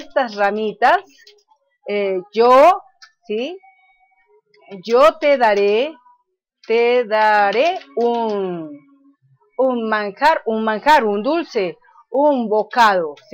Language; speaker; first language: Spanish; native; Spanish